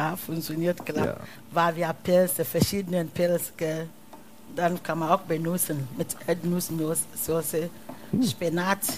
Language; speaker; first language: German; non-native, learner; Akan